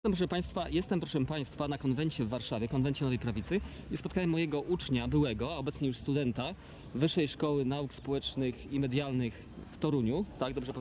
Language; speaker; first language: Polish; native; Polish